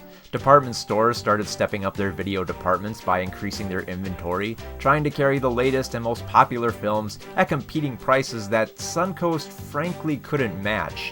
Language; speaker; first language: English; native; English